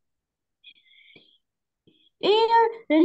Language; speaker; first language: French; non-native, learner; Arabic